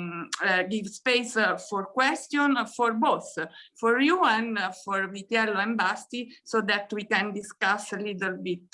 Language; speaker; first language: English; non-native, fluent; Italian